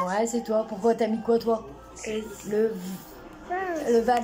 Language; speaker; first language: French; native; French